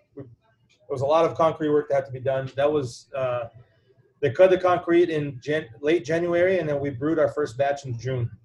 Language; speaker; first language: English; non-native, fluent; Portuguese